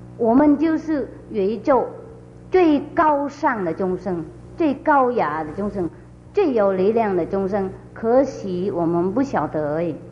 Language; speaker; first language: Chinese; non-native, fluent; Vietnamese